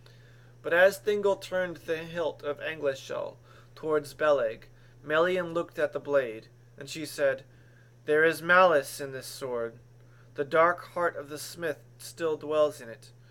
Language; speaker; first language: English; native; English